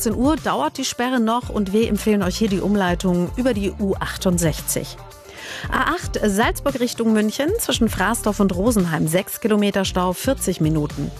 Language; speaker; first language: German; native; German